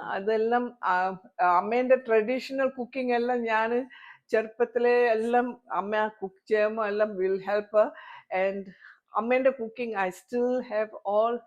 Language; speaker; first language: Malayalam; early bilingual, heritage; Malayalam